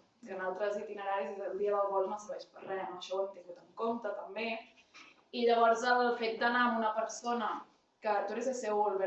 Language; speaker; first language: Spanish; non-native, local second language; Catalan